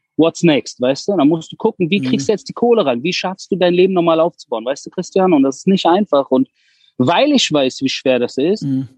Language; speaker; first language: German; early bilingual, other home language; Persian